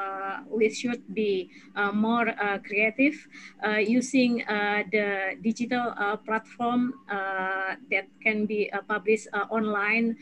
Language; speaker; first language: English; non-native, fluent; Indonesian